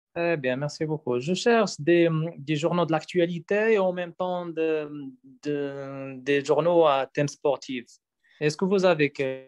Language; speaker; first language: French; non-native, learner; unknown